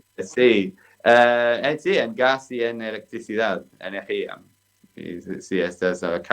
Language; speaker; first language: Spanish; non-native, fluent; English